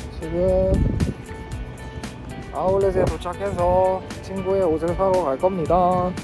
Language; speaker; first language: Korean; native; Korean